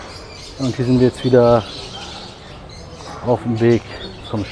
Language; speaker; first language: German; native; German